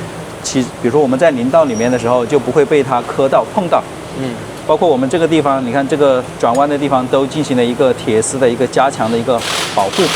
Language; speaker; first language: Chinese; native; Chinese